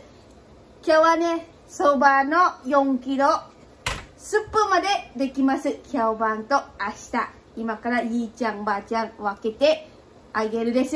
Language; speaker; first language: Japanese; non-native, fluent; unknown